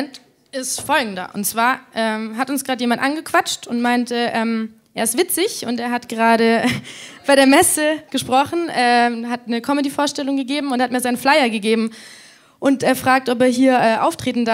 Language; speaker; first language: German; native; German